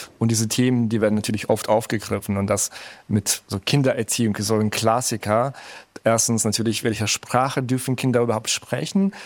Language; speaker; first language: German; early bilingual, other home language; Russian